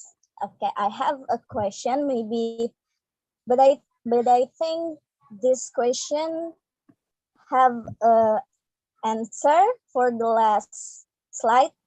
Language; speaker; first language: English; non-native, learner; Indonesian